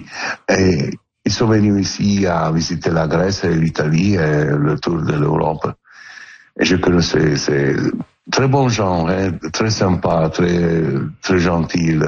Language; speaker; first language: French; non-native, learner; Italian